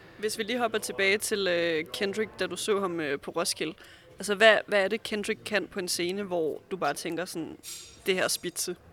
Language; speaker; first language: Danish; early bilingual, other home language; Serbian